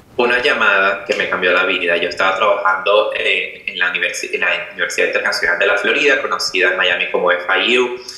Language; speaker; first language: Spanish; native; Spanish